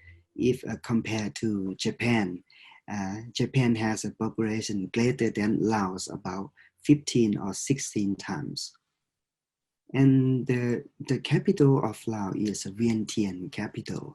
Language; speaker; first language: English; non-native, fluent; Lao